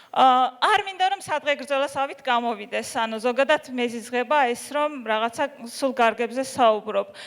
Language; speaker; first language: Georgian; non-native, local second language; Azerbaijani